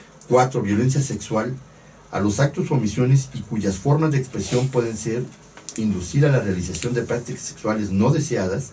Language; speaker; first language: Spanish; native; Spanish